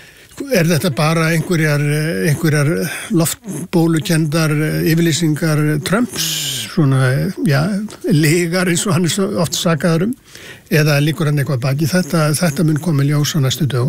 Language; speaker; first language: Icelandic; native; Icelandic